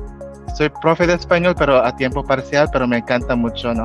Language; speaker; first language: Spanish; non-native, fluent; Filipino